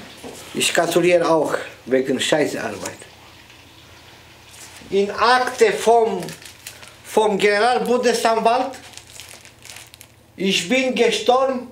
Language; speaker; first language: German; non-native, learner; Romanian